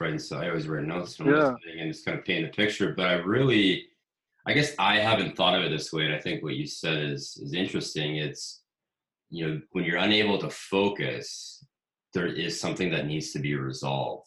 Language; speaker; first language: English; native; English